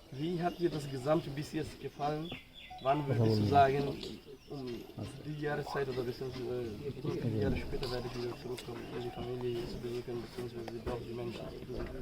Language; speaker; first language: German; non-native, fluent; Bangla